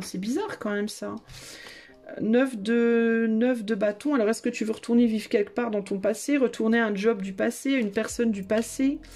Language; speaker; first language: French; native; French